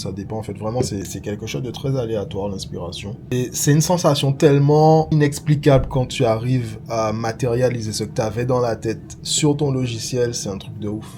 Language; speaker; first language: French; native; French